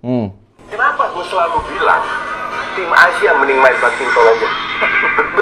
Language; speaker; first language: Indonesian; native; Indonesian